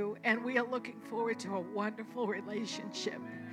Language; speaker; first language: English; native; English